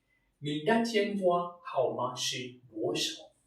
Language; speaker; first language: Chinese; non-native, fluent; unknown